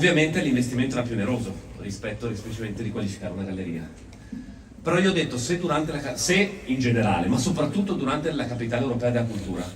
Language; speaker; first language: Italian; native; Italian